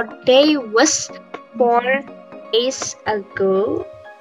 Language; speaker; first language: English; non-native, learner; Indonesian